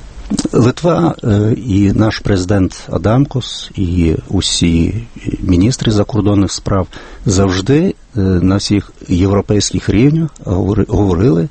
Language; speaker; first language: Ukrainian; non-native, fluent; Lithuanian